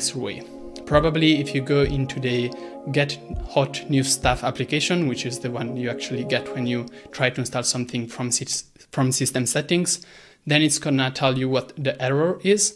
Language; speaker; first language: English; non-native, fluent; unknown